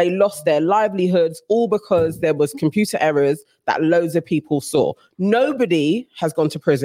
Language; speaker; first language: English; native; English